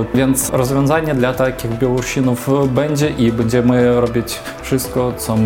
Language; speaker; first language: Polish; non-native, fluent; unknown